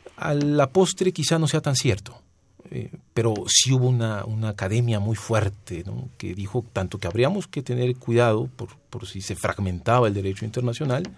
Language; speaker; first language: Spanish; native; Spanish